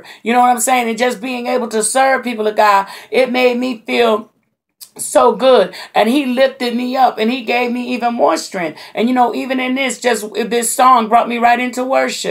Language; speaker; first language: English; native; English